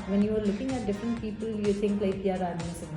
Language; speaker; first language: English; non-native, local second language; Hindi